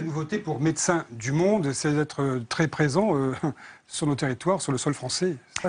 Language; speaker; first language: French; native; French